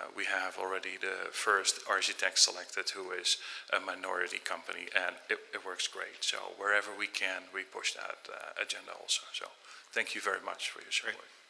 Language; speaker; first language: English; non-native, fluent; Dutch